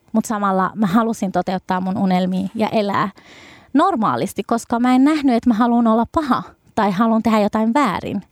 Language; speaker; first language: Finnish; early bilingual, other home language; Arabic